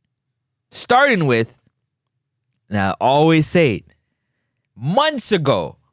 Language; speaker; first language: English; native; English